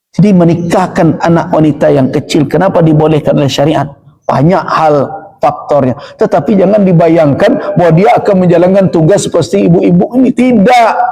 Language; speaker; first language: Malay; non-native, local second language; Minangkabau